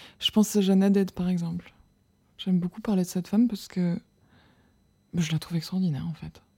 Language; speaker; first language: French; native; French